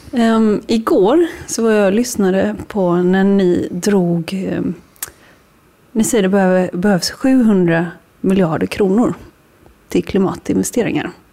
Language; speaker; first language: Swedish; native; Swedish